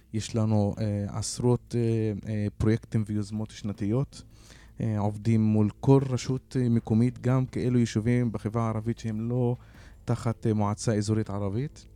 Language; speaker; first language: Hebrew; non-native, local second language; Arabic